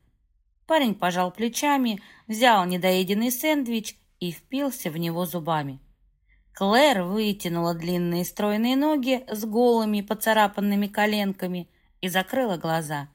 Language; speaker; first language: Russian; native; Russian